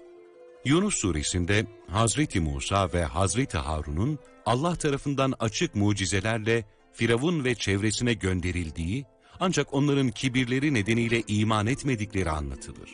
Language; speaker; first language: Turkish; native; Turkish